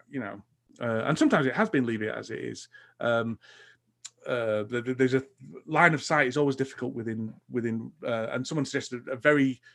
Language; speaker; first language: English; native; English